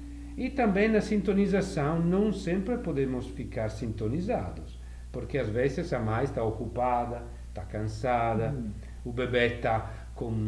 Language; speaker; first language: Portuguese; non-native, fluent; Italian